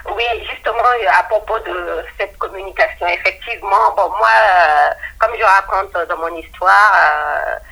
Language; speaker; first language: French; non-native, local second language; Lingala